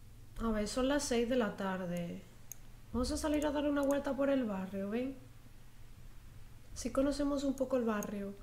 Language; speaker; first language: Spanish; native; Spanish